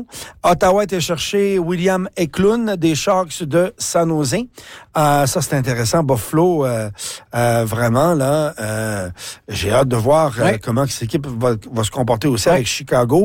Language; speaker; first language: French; native; French